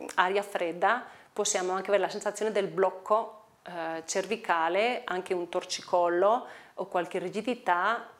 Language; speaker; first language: Italian; non-native, fluent; Spanish